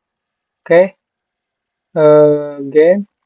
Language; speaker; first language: English; non-native, learner; Indonesian